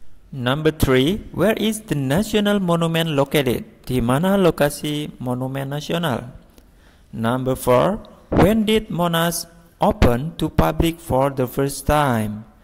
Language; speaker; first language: English; non-native, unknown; Indonesian